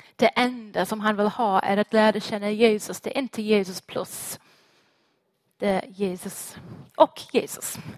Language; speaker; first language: Swedish; non-native, fluent; English